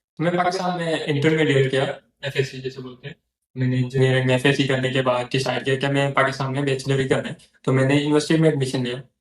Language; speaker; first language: Urdu; non-native, local second language; Northern Hindko